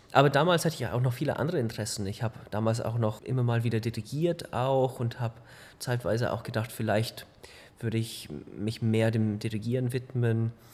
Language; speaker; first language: German; early bilingual, heritage; German